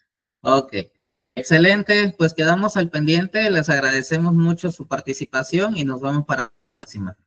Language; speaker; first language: Spanish; native; Spanish